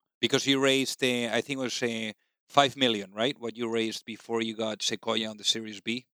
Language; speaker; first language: English; non-native, fluent; Spanish